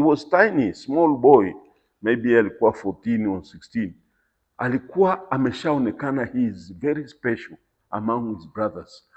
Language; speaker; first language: English; non-native, local second language; Swahili